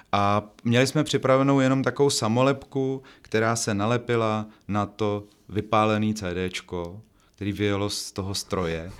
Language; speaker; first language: Czech; native; Czech